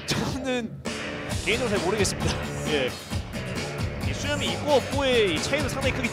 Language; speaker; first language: Korean; native; Korean